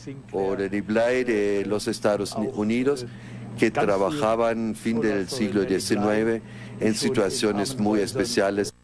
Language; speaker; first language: Spanish; non-native, fluent; German